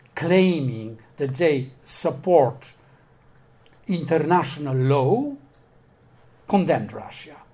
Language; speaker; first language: English; non-native, fluent; Polish